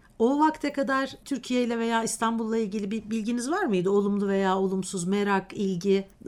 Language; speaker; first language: Turkish; native; Turkish